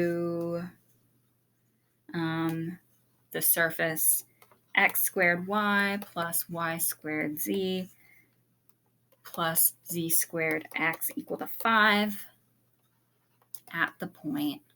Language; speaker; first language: English; native; English